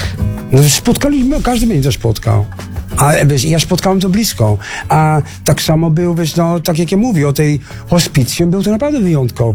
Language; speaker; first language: Polish; non-native, fluent; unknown